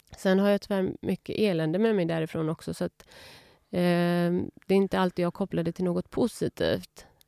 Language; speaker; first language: Swedish; early bilingual, other home language; Persian